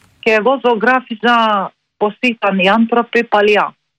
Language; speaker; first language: Greek; non-native, learner; Maltese